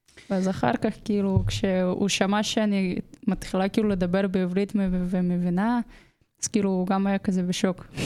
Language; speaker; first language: Hebrew; non-native, fluent; Russian